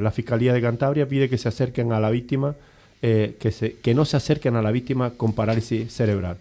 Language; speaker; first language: Spanish; native; Spanish